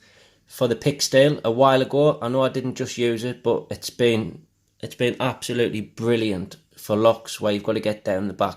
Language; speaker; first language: English; native; English